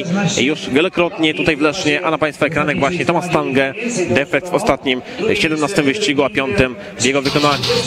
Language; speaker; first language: Polish; native; Polish